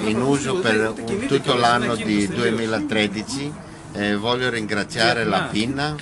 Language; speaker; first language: Italian; non-native, learner; Greek